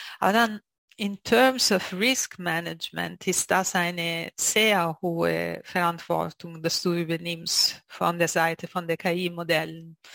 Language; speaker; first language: German; non-native, fluent; Italian